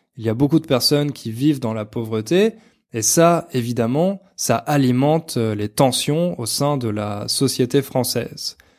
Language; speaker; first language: French; native; French